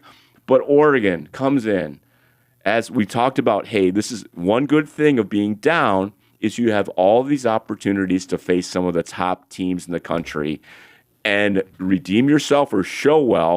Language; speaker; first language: English; native; English